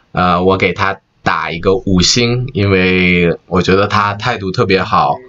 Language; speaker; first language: Chinese; native; Chinese